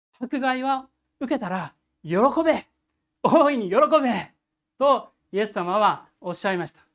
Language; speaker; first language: Japanese; native; Japanese